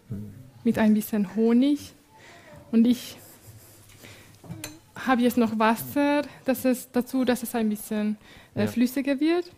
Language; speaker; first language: German; non-native, fluent; Hungarian